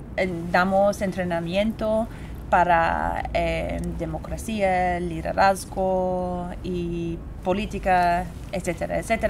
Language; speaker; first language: Spanish; non-native, fluent; English